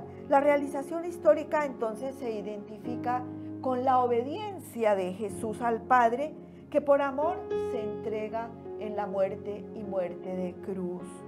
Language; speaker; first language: Spanish; native; Spanish